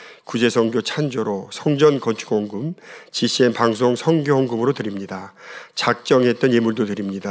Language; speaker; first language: Korean; native; Korean